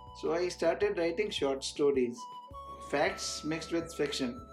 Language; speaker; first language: English; non-native, local second language; Hindi